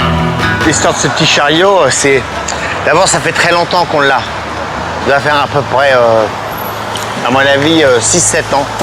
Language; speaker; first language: French; native; French